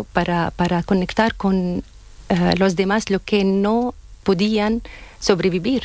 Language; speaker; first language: Spanish; non-native, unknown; Arabic